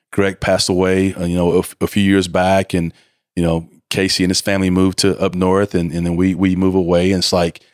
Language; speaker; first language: English; native; English